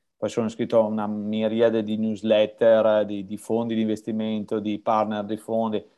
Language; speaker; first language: Italian; native; Italian